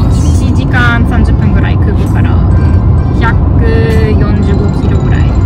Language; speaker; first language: Japanese; non-native, learner; German